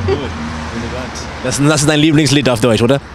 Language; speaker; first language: German; non-native, learner; English